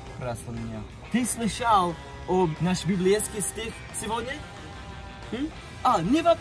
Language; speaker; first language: Russian; non-native, learner; English